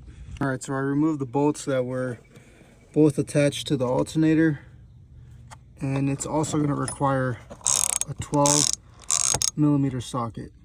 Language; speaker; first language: English; native; English